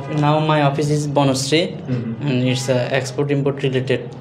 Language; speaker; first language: English; non-native, learner; Bangla